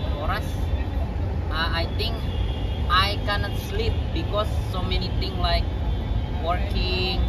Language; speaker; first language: English; non-native, learner; Indonesian